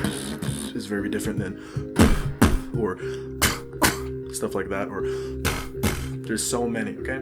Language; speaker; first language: English; native; English